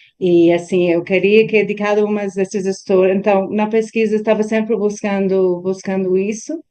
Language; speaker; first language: Portuguese; non-native, fluent; English